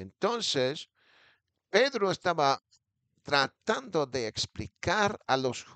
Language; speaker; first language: Spanish; non-native, fluent; English